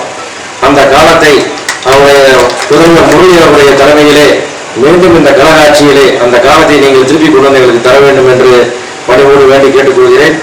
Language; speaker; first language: Tamil; native; Tamil